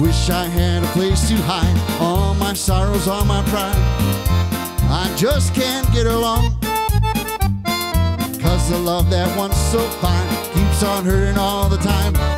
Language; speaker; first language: English; native; English